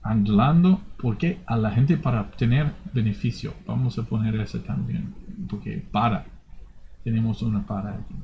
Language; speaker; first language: Spanish; non-native, fluent; English